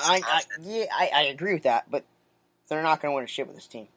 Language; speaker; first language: English; native; English